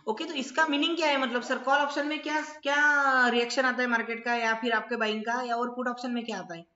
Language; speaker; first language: Hindi; non-native, local second language; Marathi